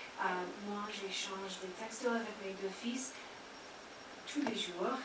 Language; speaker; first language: French; non-native, learner; English